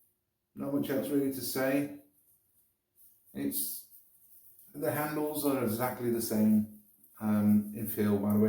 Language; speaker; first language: English; native; English